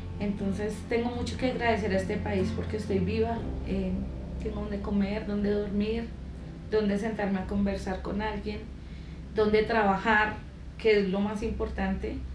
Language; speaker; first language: Spanish; native; Spanish